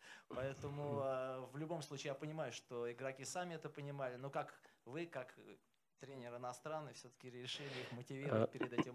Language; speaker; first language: Russian; native; Russian